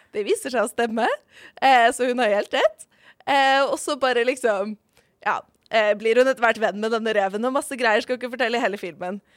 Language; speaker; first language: Norwegian; native; Norwegian